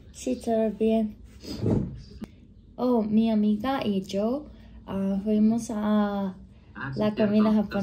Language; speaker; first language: Spanish; non-native, learner; Japanese